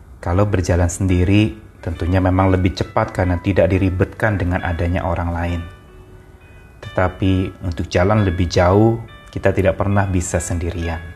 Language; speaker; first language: Indonesian; native; Indonesian